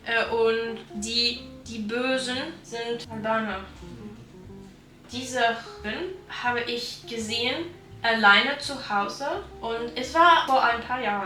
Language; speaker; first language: German; non-native, learner; French